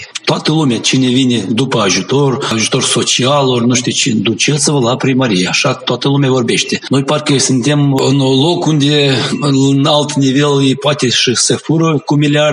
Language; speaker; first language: Romanian; non-native, local second language; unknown